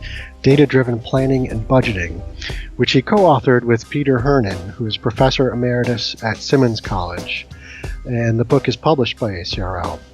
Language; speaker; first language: English; native; English